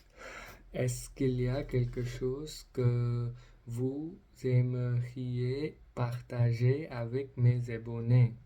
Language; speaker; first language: French; non-native, learner; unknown